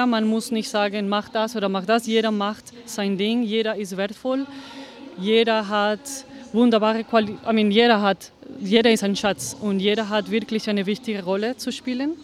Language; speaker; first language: German; non-native, fluent; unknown